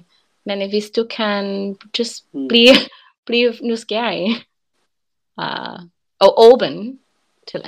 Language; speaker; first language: Danish; non-native, learner; English